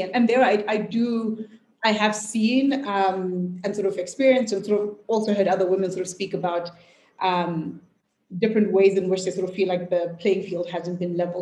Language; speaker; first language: English; non-native, local second language; Shona